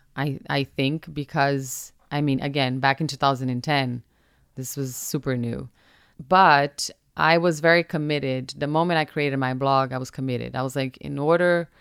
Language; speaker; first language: English; non-native, fluent; Portuguese